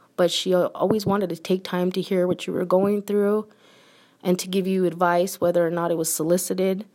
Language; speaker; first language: English; native; English